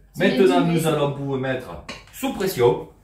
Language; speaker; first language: French; native; French